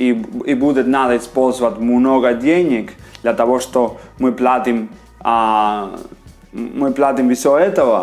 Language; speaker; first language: Russian; non-native, fluent; Spanish